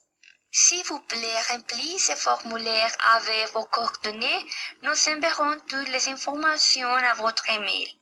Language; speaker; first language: French; non-native, learner; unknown